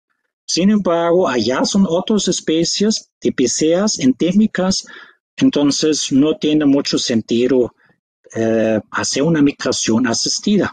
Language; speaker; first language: Spanish; non-native, fluent; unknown